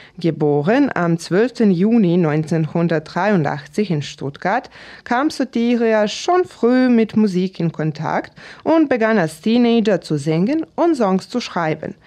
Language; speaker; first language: German; non-native, fluent; Serbian